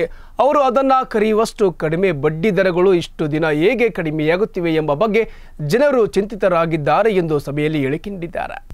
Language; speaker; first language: Kannada; native; Kannada